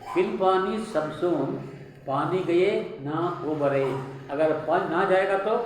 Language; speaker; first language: Hindi; non-native, local second language; Tamil